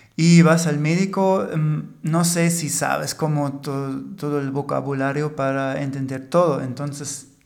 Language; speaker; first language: Spanish; non-native, fluent; German